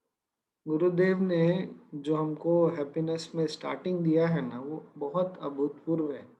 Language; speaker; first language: Hindi; native; Hindi